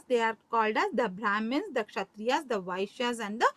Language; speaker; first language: English; non-native, local second language; Kannada